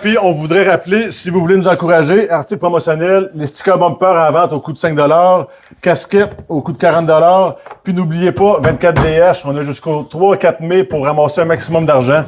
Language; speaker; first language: French; native; French